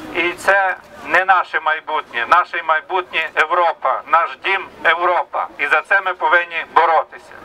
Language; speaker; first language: Ukrainian; native; Ukrainian